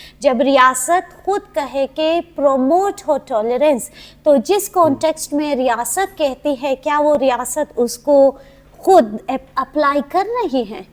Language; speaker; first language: Urdu; non-native, local second language; Hazaragi